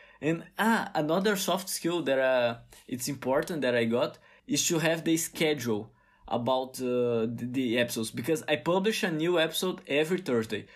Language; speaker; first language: English; non-native, fluent; Portuguese